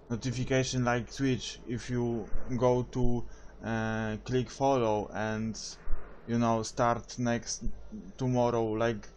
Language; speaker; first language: English; non-native, learner; Polish